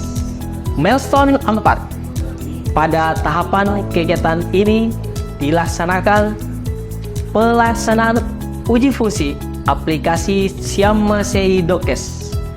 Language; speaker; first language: Indonesian; native; Indonesian